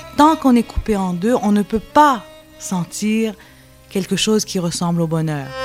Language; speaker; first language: French; non-native, local second language; Arabic